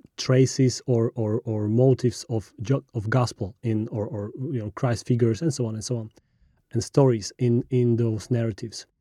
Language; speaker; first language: English; non-native, fluent; Slovak